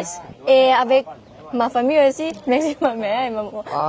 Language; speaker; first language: French; non-native, learner; Thai